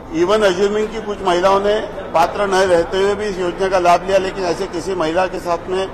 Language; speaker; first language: Hindi; non-native, local second language; Marathi